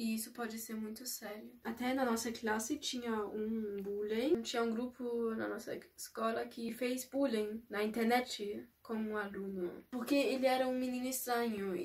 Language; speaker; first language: Portuguese; early bilingual, heritage; Portuguese